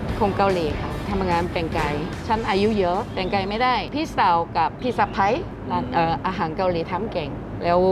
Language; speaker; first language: Thai; non-native, learner; Korean